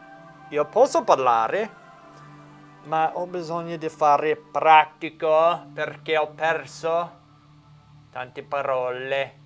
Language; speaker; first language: Italian; non-native, learner; English